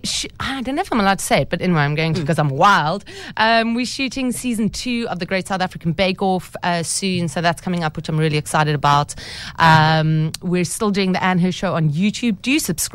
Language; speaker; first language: English; native; English